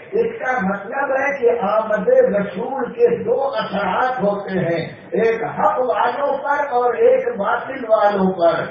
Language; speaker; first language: Urdu; native; Urdu